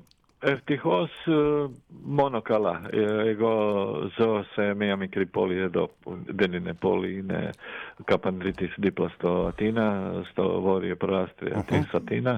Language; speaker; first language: Greek; non-native, fluent; Croatian